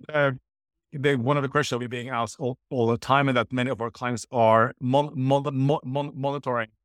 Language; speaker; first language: English; non-native, fluent; Norwegian